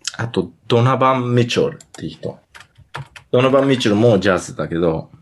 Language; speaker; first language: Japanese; non-native, fluent; English